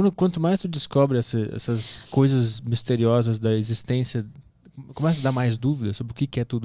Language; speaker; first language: Portuguese; native; Portuguese